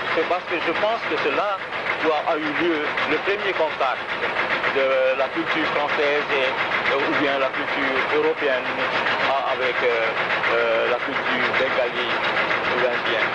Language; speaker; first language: French; non-native, local second language; Bangla